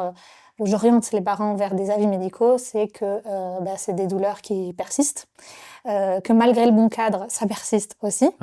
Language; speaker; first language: French; native; French